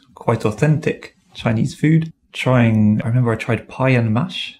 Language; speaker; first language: English; native; English